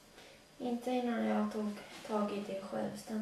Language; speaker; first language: Swedish; early bilingual, other home language; Latvian